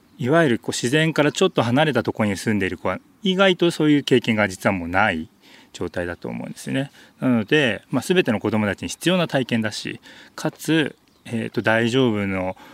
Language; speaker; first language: Japanese; native; Japanese